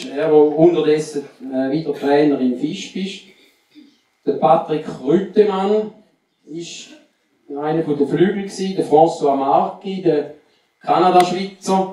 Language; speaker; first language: German; native; German